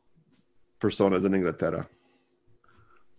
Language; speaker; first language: Spanish; non-native, fluent; English